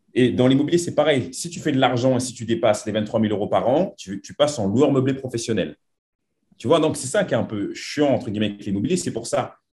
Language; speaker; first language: French; native; French